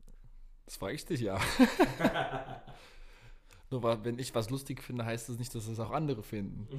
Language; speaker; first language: German; native; German